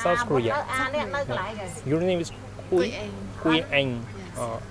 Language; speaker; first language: English; non-native, learner; Korean